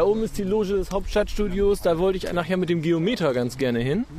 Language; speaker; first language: German; native; German